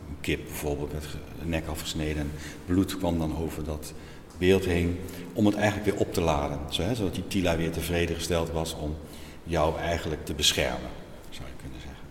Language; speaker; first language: Dutch; native; Dutch